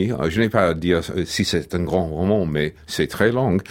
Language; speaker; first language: French; non-native, fluent; English